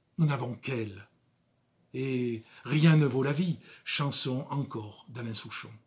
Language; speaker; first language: French; native; French